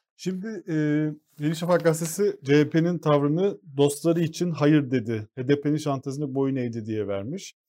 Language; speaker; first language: Turkish; native; Turkish